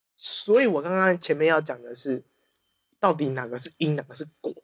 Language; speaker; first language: Chinese; native; Chinese